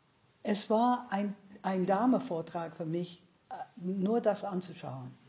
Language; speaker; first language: German; non-native, fluent; English